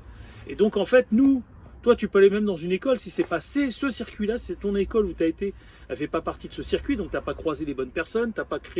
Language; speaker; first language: French; native; French